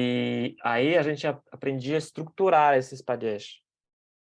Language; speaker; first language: Portuguese; non-native, fluent; Russian